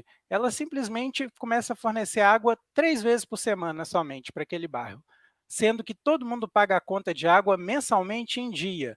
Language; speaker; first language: Portuguese; native; Portuguese